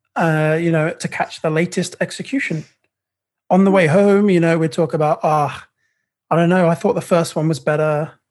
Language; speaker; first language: English; native; English